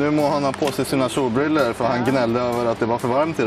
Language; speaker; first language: Norwegian; native; Norwegian